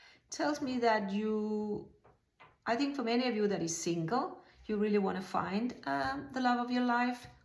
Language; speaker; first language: English; non-native, fluent; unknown